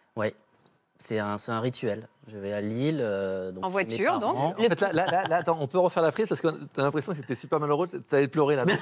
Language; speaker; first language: French; native; French